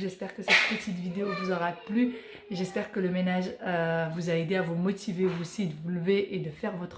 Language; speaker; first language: French; native; French